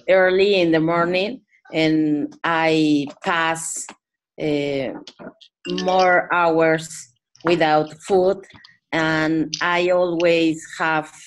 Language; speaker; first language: English; non-native, learner; Spanish